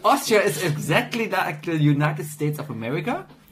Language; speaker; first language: English; non-native, fluent; German